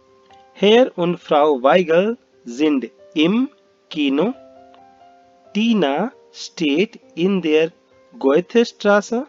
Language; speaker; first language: German; non-native, fluent; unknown